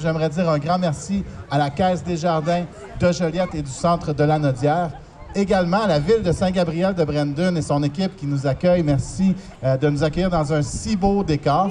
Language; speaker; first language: French; native; French